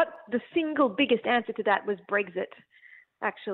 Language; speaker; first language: English; native; English